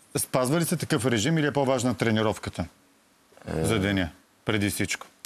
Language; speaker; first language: Bulgarian; native; Bulgarian